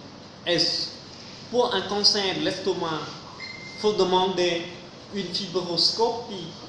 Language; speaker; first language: French; non-native, fluent; Vietnamese